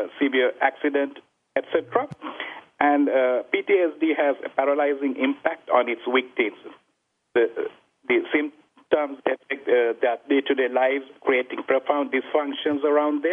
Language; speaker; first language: English; non-native, local second language; Sinhala